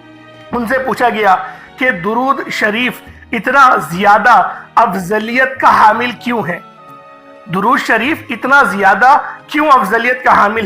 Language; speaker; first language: Urdu; native; Urdu